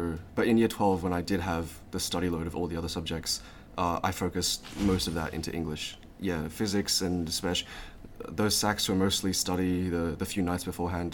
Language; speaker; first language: English; early bilingual, other home language; Chinese